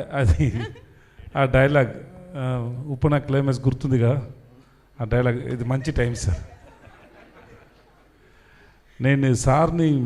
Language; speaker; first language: Telugu; non-native, learner; Tamil